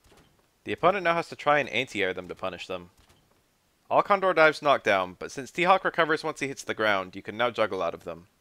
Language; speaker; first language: English; native; English